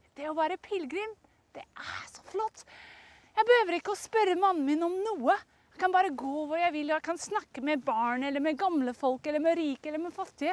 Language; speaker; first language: Norwegian; non-native, fluent; English